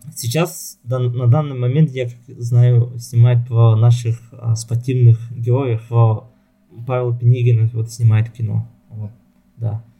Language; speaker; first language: Russian; non-native, local second language; Yakut